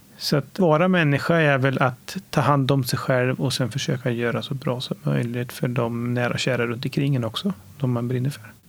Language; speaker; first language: Swedish; native; Swedish